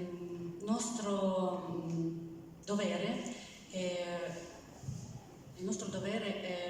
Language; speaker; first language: Italian; non-native, learner; Ukrainian